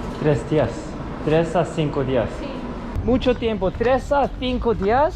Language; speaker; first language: Spanish; non-native, learner; Korean